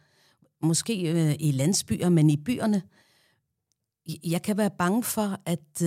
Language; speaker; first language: Danish; non-native, fluent; Arabic